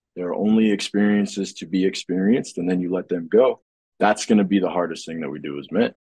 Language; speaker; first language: English; native; English